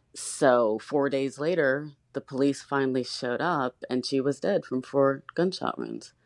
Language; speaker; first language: English; native; English